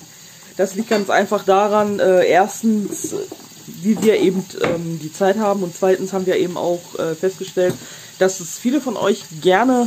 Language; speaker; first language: German; native; German